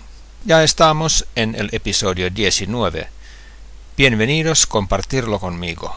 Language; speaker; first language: Spanish; non-native, fluent; Finnish